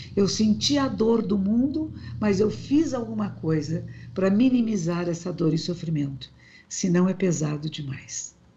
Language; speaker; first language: Portuguese; native; Portuguese